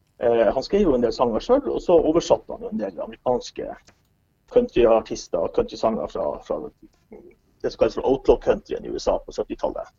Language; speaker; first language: Norwegian; native; Norwegian